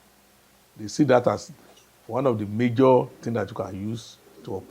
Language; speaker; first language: English; non-native, local second language; Yoruba